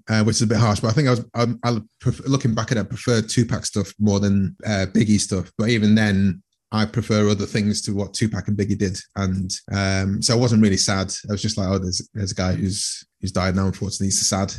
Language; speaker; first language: English; native; English